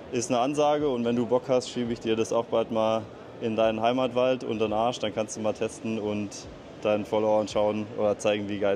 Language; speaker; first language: German; native; German